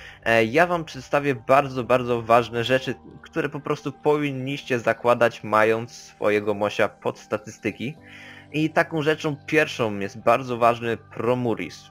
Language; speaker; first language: Polish; native; Polish